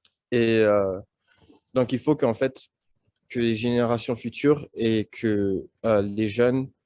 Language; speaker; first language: French; non-native, learner; English